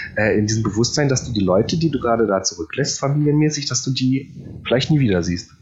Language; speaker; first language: German; early bilingual, other home language; Polish